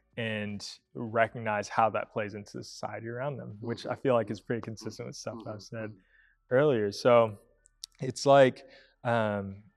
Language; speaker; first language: English; native; English